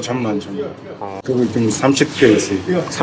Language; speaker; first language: Korean; non-native, learner; Mongolian